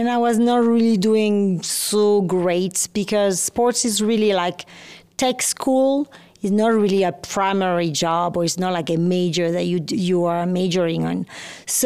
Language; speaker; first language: English; non-native, fluent; French